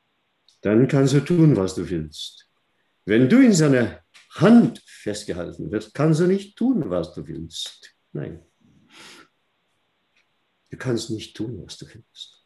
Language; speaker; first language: German; non-native, fluent; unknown